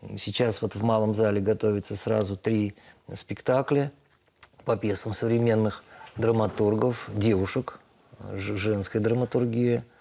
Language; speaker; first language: Russian; non-native, local second language; Tatar